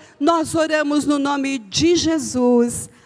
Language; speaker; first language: Portuguese; native; Portuguese